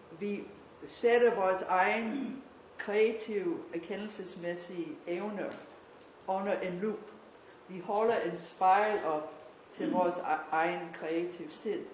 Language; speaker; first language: Danish; non-native, fluent; English